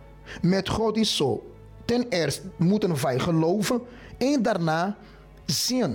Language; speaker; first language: Dutch; non-native, fluent; Portuguese